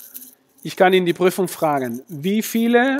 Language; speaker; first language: German; non-native, fluent; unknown